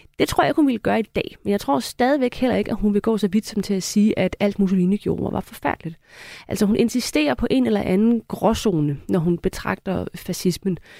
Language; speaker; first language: Danish; native; Danish